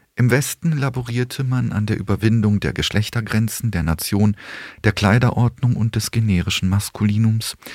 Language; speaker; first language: German; early bilingual, other home language; Polish